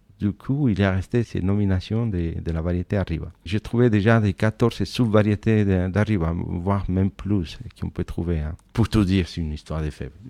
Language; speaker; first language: French; non-native, fluent; Spanish